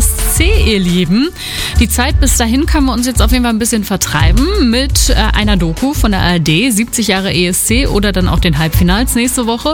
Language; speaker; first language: German; native; German